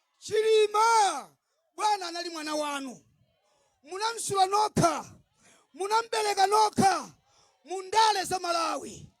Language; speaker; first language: Nyanja; non-native, local second language; Tumbuka